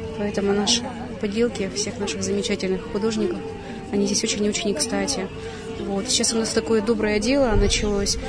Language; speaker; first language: Russian; native; Russian